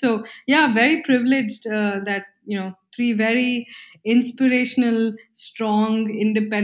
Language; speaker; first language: English; non-native, local second language; Kannada